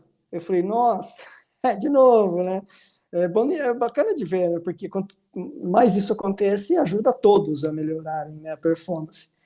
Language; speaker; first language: Portuguese; native; Portuguese